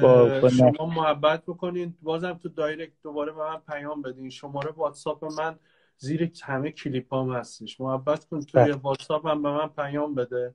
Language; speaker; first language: Persian; native; Persian